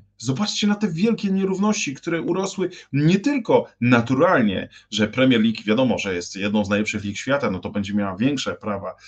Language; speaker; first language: Polish; native; Polish